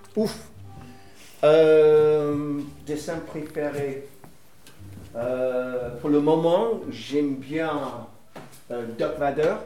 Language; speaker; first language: French; non-native, fluent; English